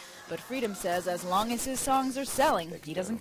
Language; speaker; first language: English; native; English